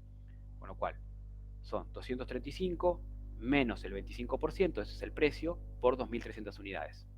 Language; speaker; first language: Spanish; native; Spanish